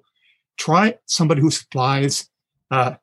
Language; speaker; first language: English; native; English